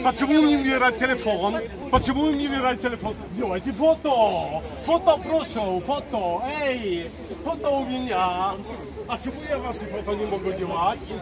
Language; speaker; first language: Ukrainian; non-native, local second language; Russian